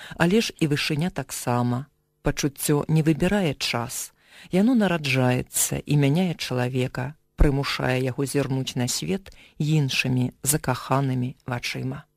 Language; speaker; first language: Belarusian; native; Belarusian